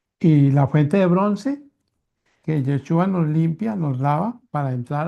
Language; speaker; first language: Spanish; native; Spanish